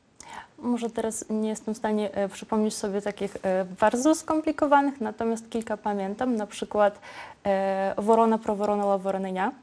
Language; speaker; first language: Polish; non-native, local second language; Ukrainian